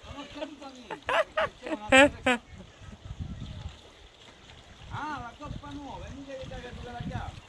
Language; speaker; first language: Italian; native; Italian